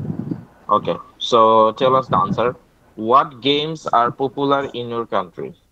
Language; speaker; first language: English; non-native, fluent; Bangla